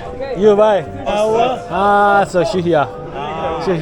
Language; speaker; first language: English; non-native, learner; Korean